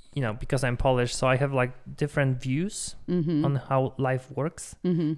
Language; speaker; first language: English; non-native, fluent; Polish